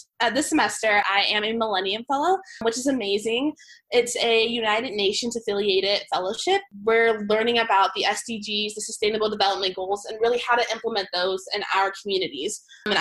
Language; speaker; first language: English; native; English